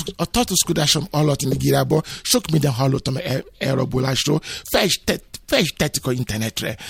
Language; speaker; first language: Hungarian; non-native, fluent; Yoruba